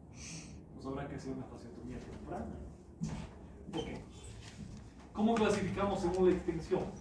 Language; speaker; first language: Spanish; native; Spanish